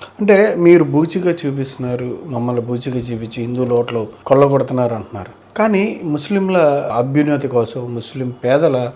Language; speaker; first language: Telugu; native; Telugu